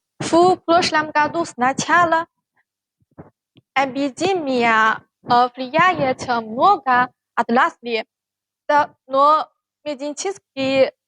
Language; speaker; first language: Russian; non-native, learner; Chinese